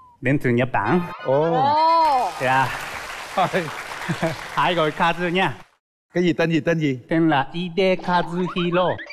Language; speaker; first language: Vietnamese; non-native, learner; Japanese